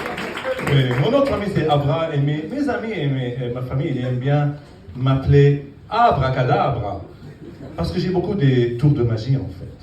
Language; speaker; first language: French; non-native, fluent; Arabic